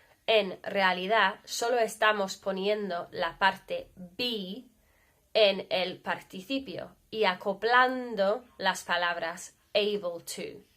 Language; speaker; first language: Spanish; non-native, fluent; English